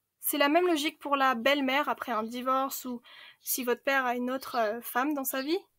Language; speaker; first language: French; early bilingual, other home language; Khmer